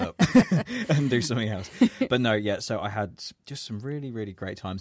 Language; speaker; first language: English; native; English